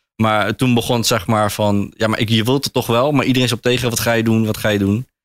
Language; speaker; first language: Dutch; early bilingual, other home language; Turkish